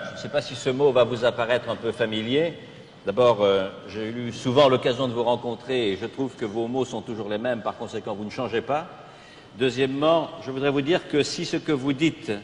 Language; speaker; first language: French; native; French